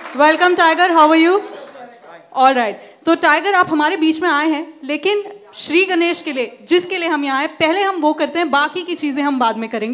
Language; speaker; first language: Hindi; native; Hindi